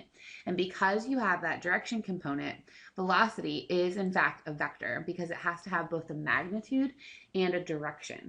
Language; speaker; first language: English; native; English